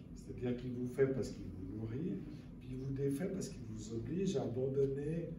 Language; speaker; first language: French; native; French